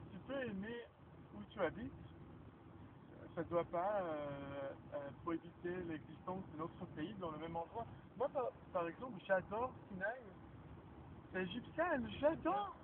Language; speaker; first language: French; non-native, fluent; Hebrew